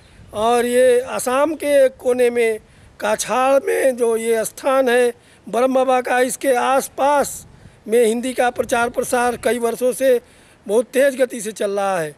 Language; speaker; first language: Hindi; native; Hindi